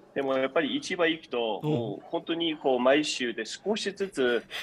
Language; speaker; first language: Japanese; non-native, fluent; Danish